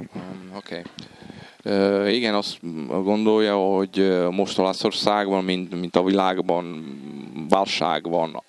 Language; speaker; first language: Hungarian; non-native, fluent; Italian